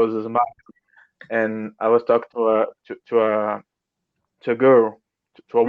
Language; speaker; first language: English; non-native, learner; Portuguese